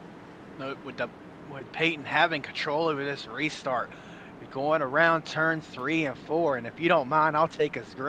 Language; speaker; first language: English; native; English